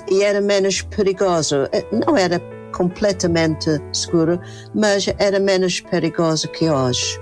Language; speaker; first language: Portuguese; non-native, fluent; English